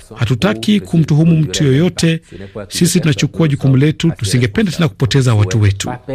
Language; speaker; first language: Swahili; native; Swahili